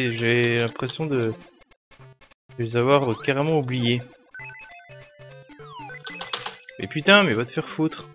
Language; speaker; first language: French; native; French